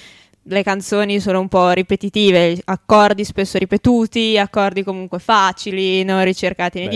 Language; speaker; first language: Italian; native; Italian